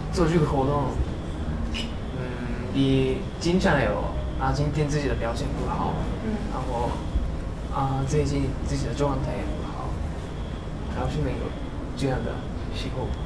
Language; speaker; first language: Chinese; non-native, learner; Japanese